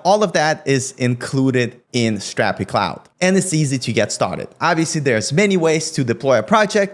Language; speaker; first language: English; native; English